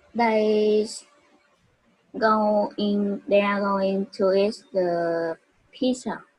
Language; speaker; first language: English; non-native, learner; Vietnamese